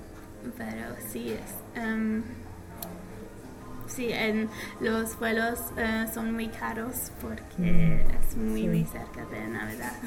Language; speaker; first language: Spanish; non-native, learner; English